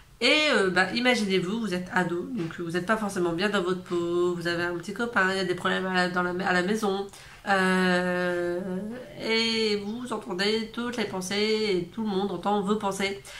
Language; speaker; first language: French; native; French